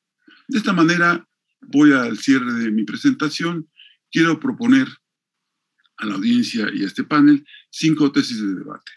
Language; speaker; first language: Spanish; native; Spanish